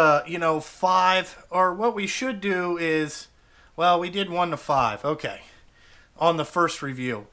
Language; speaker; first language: English; native; English